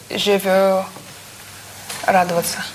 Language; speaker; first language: French; non-native, learner; Russian